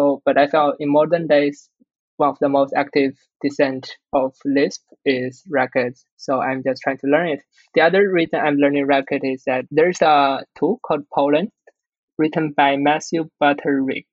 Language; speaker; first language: English; non-native, fluent; Chinese